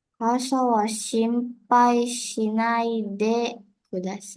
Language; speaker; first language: Japanese; non-native, learner; Indonesian